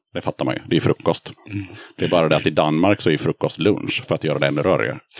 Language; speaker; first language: Swedish; native; Swedish